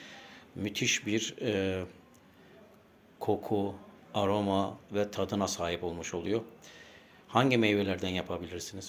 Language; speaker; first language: Turkish; native; Turkish